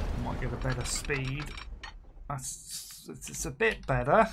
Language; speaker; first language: English; native; English